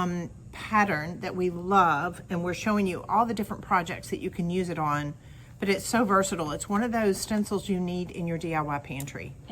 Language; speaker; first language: English; native; English